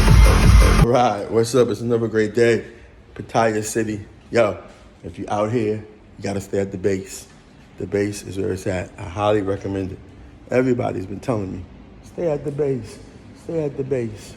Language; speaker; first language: English; native; English